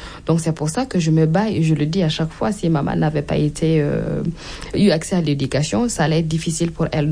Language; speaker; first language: French; non-native, local second language; Mossi